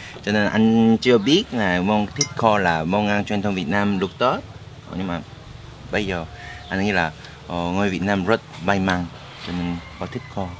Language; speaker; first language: Vietnamese; non-native, learner; Korean